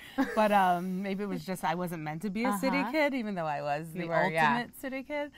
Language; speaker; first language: English; native; English